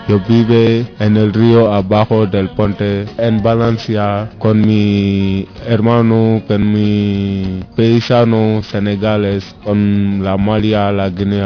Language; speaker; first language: Spanish; non-native, learner; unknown